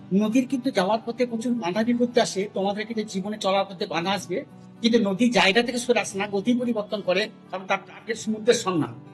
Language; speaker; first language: Bangla; non-native, local second language; Santali